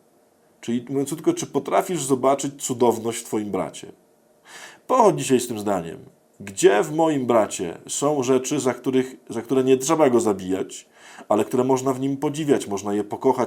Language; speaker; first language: Polish; native; Polish